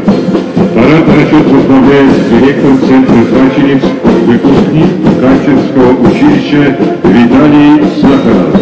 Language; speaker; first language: Russian; native; Russian